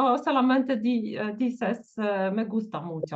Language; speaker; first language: Spanish; non-native, fluent; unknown